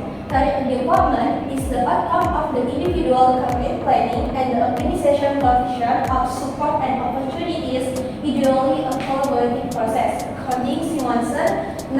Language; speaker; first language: English; non-native, learner; Indonesian